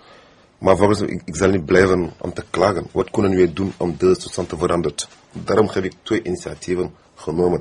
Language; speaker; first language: Dutch; non-native, fluent; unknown